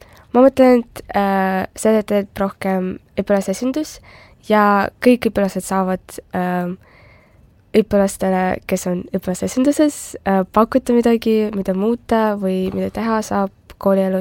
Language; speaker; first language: Estonian; non-native, local second language; Russian